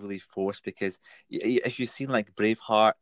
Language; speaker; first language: English; native; English